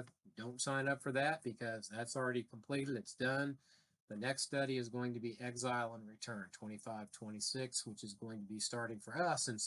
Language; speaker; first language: English; native; English